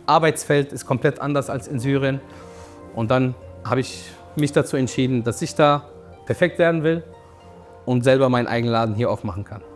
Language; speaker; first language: German; early bilingual, other home language; Arabic